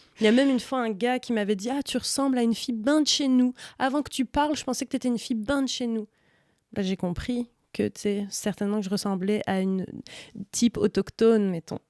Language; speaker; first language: French; native; French